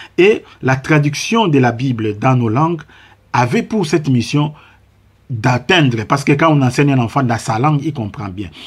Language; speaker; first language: French; non-native, local second language; Lingala